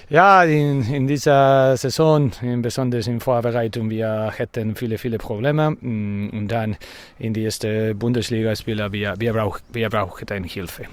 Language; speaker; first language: German; non-native, learner; Spanish